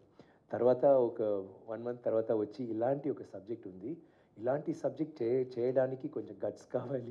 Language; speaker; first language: Telugu; non-native, learner; Tamil